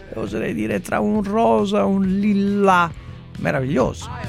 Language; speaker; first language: Italian; native; Italian